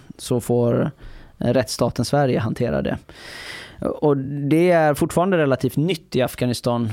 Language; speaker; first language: Swedish; early bilingual, other home language; Persian